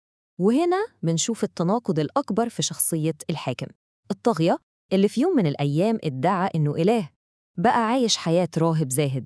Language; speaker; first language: Arabic; native; Arabic